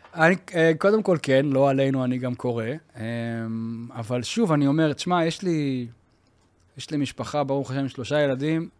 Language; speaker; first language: Hebrew; native; Hebrew